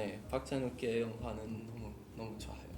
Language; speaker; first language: Korean; non-native, learner; English